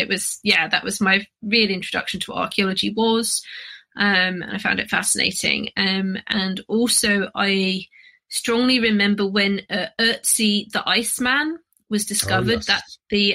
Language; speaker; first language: English; native; English